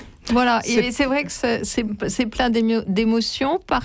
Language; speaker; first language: French; native; French